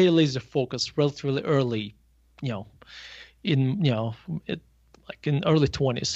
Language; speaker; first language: English; non-native, fluent; Russian